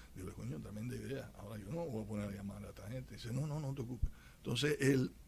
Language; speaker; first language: Spanish; native; Spanish